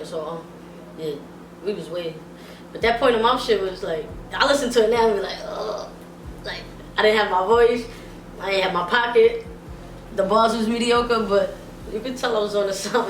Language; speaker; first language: English; native; English